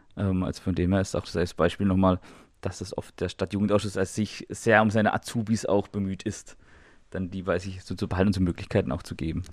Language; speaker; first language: German; native; German